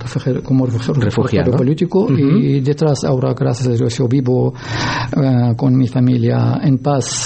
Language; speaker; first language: Spanish; non-native, learner; Arabic